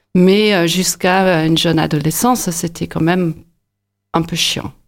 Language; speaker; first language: French; non-native, fluent; English